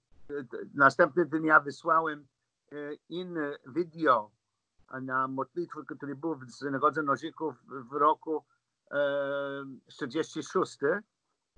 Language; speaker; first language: Polish; non-native, learner; English